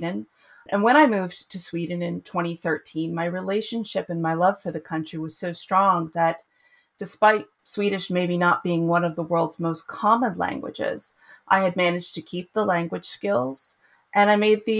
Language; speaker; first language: English; native; English